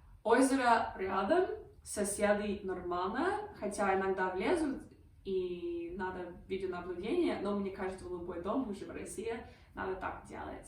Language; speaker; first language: Russian; non-native, fluent; English